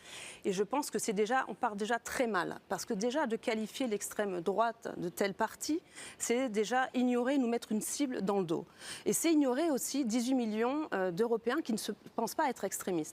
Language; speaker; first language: French; native; French